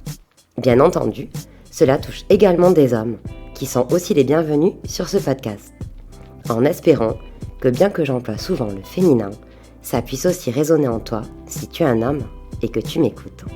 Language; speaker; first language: French; native; French